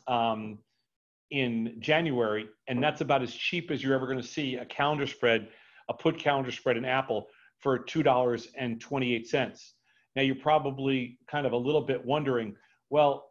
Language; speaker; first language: English; native; English